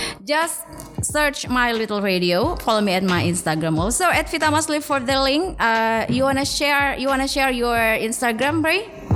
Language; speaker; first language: English; non-native, fluent; Indonesian